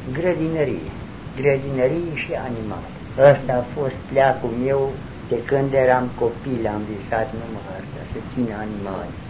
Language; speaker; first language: Romanian; non-native, local second language; German